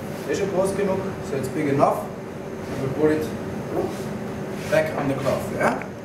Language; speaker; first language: English; non-native, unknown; German